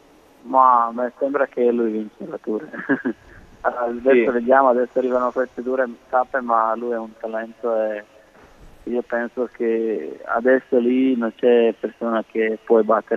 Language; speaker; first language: Italian; non-native, learner; Croatian